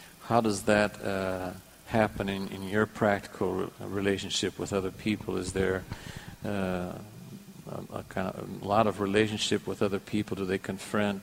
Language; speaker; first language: English; non-native, fluent; Portuguese